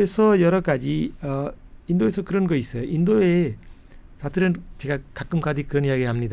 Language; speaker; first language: Korean; non-native, fluent; Hindi